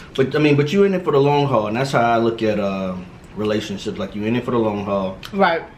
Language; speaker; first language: English; native; English